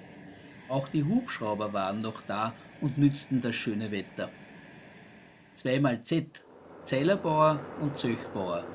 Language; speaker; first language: German; native; German